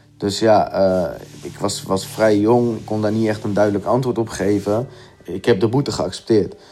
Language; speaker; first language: Dutch; early bilingual, other home language; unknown